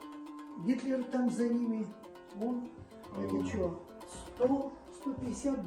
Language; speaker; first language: Russian; native; Russian